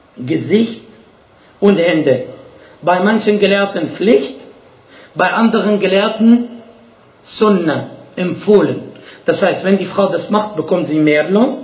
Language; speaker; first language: German; non-native, fluent; Arabic